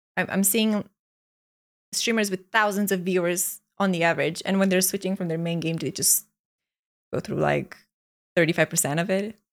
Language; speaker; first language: English; non-native, fluent; Romanian